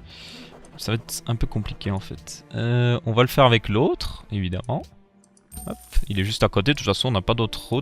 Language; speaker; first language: French; native; French